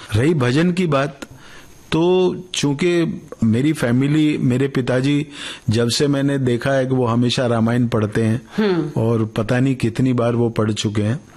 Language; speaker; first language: Hindi; native; Hindi